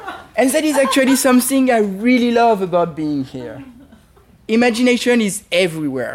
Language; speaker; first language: English; non-native, fluent; French